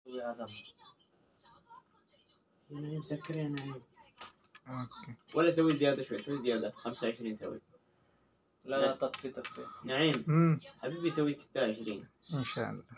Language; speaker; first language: Arabic; non-native, learner; Hindi